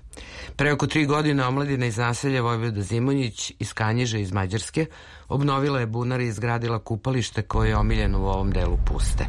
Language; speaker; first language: Serbian; native; Serbian